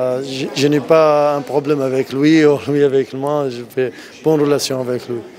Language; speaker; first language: French; non-native, learner; Arabic